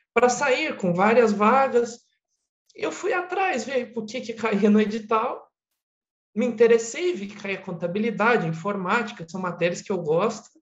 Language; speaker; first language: Portuguese; native; Portuguese